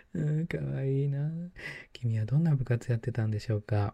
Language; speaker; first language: Japanese; native; Japanese